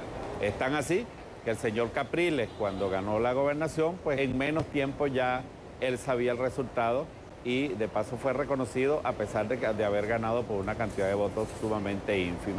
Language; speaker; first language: Spanish; native; Spanish